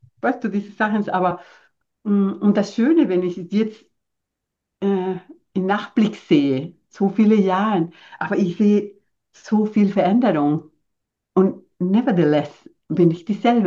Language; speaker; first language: German; non-native, fluent; Spanish